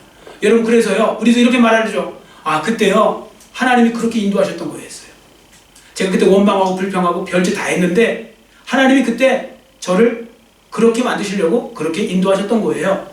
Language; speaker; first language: Korean; native; Korean